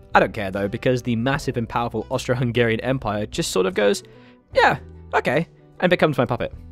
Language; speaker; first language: English; native; English